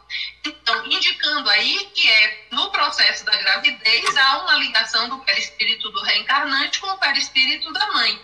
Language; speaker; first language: Portuguese; native; Portuguese